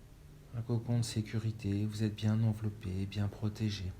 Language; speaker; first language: French; native; French